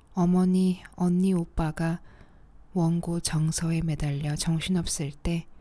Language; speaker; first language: Korean; native; Korean